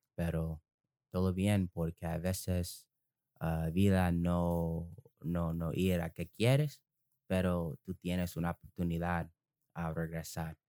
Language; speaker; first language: Spanish; non-native, learner; English